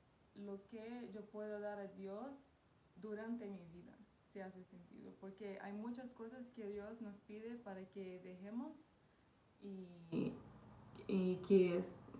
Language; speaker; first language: Spanish; non-native, fluent; Portuguese